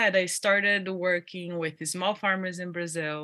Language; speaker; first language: English; non-native, fluent; Portuguese